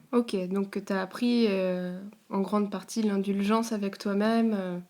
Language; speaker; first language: French; native; French